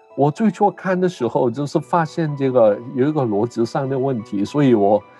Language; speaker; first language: Chinese; non-native, local second language; Cantonese